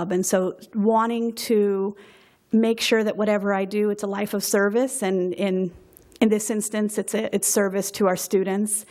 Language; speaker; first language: English; native; English